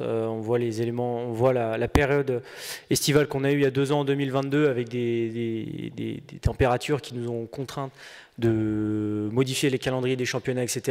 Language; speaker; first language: French; native; French